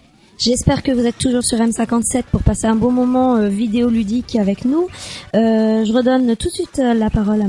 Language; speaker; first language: French; native; French